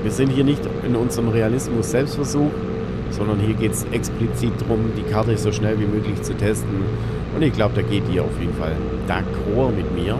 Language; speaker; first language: German; native; German